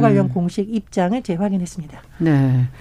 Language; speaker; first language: Korean; native; Korean